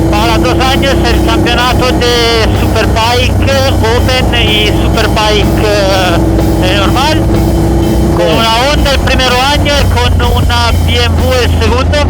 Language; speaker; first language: Spanish; non-native, learner; Italian